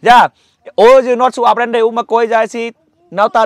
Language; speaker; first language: Portuguese; non-native, learner; Vietnamese